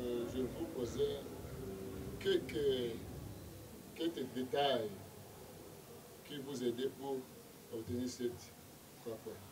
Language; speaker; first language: French; non-native, learner; Kinyarwanda